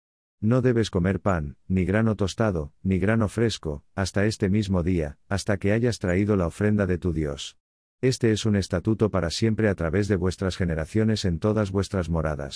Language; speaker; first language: Spanish; native; Spanish